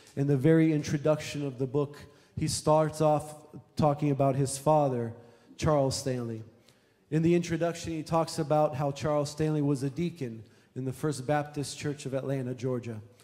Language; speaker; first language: English; early bilingual, other home language; Romanian